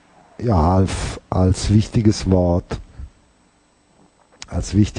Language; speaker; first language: German; non-native, fluent; Italian